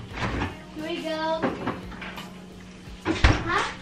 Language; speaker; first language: English; native; English